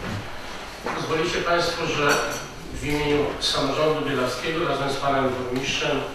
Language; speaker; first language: Polish; native; Polish